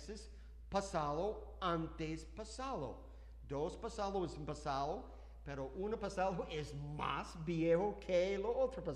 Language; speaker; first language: Spanish; non-native, learner; English